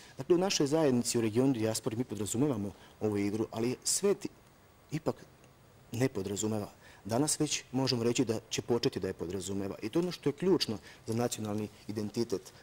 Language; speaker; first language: Serbian; native; Serbian